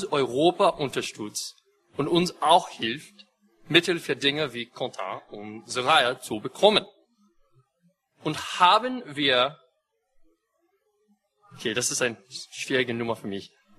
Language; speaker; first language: German; non-native, fluent; English